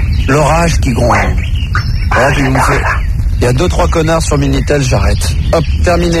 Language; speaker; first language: French; native; French